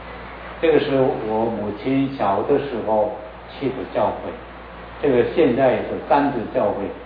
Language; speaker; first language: Chinese; non-native, learner; Korean